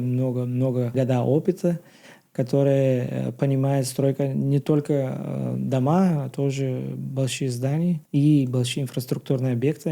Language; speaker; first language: Russian; non-native, learner; Bulgarian